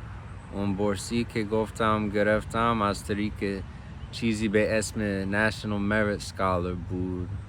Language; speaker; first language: Persian; non-native, fluent; English